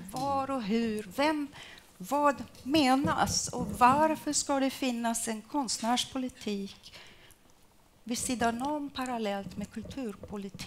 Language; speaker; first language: Swedish; non-native, fluent; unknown